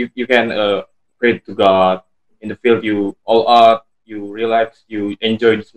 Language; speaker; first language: English; non-native, learner; Indonesian